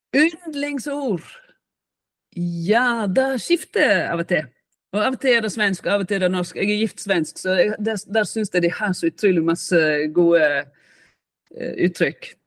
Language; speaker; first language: Norwegian; native; Norwegian